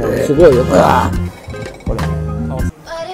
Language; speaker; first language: Japanese; non-native, learner; Thai